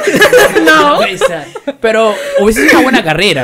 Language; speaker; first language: Spanish; native; Spanish